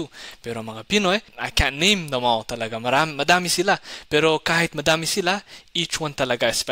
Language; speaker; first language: Filipino; non-native, fluent; Somali